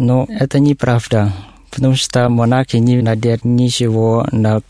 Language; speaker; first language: Russian; non-native, learner; Thai